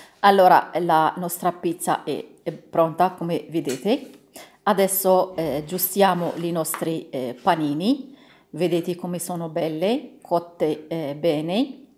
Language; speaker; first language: Italian; non-native, learner; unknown